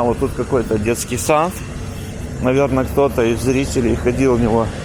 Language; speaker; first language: Russian; native; Russian